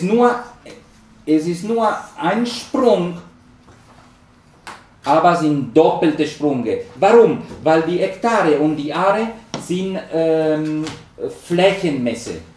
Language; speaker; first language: German; non-native, learner; Spanish